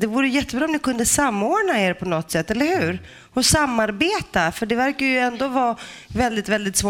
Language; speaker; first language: Swedish; native; Swedish